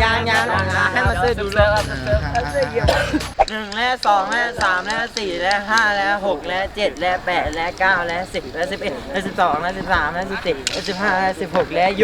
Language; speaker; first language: Thai; native; Thai